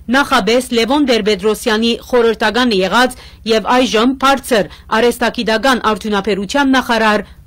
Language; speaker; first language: Armenian; early bilingual, heritage; Armenian